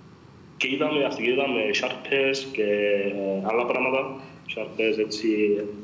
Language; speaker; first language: Greek; early bilingual, other home language; English